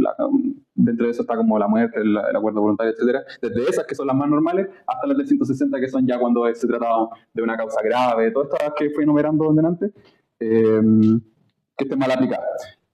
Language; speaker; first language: Spanish; native; Spanish